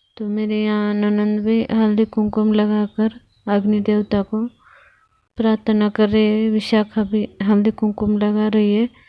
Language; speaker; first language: Hindi; non-native, local second language; Telugu